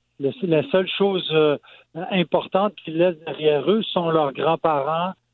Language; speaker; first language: French; native; French